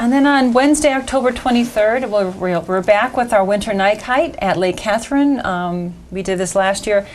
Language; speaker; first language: English; native; English